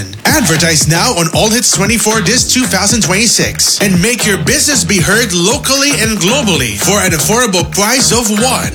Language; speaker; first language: English; non-native, local second language; Filipino